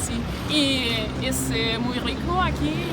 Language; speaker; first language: Spanish; non-native, learner; Danish